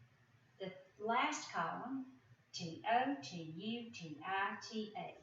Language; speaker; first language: English; native; English